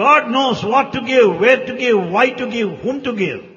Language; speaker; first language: English; non-native, local second language; Telugu